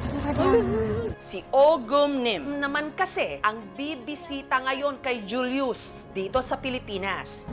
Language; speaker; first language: Filipino; native; Filipino